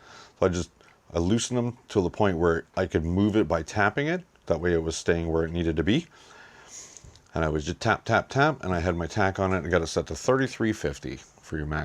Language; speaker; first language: English; native; English